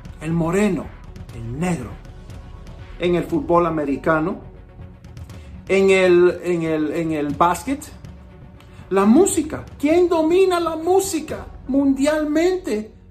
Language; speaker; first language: Spanish; early bilingual, heritage; Spanish